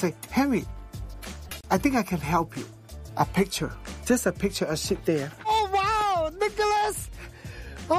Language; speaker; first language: English; non-native, fluent; Chinese